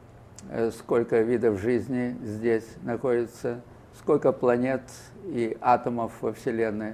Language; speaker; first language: Russian; native; Russian